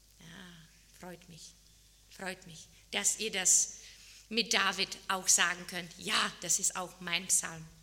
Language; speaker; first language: German; non-native, fluent; Czech